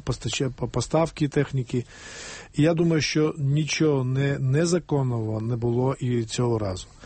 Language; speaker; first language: Ukrainian; non-native, fluent; Georgian